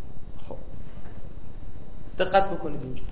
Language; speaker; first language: Persian; native; Persian